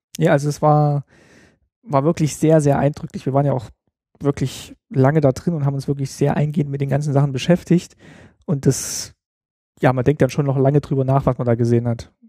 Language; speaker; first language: German; native; German